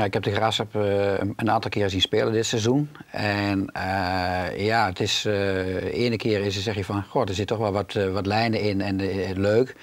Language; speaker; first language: Dutch; native; Dutch